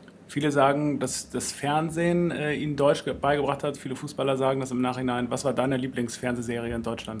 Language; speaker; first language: German; native; German